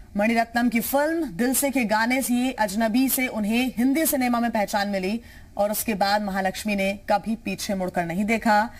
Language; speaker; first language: Hindi; native; Hindi